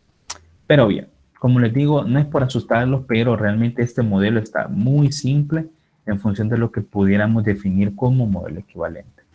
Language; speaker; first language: Spanish; native; Spanish